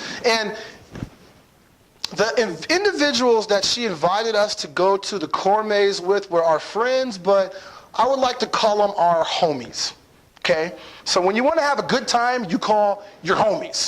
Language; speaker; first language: English; native; English